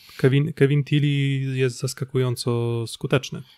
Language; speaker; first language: Polish; native; Polish